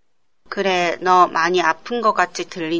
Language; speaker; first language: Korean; non-native, learner; Japanese